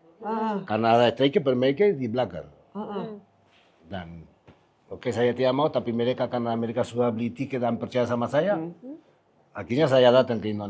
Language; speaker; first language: Indonesian; non-native, fluent; Spanish